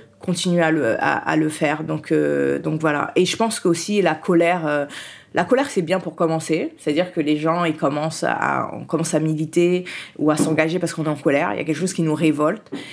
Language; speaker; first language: French; early bilingual, other home language; Haitian Creole